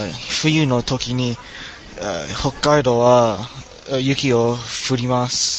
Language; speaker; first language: Japanese; non-native, learner; English